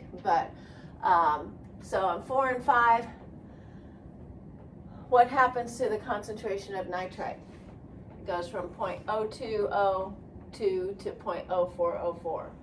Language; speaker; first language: English; native; English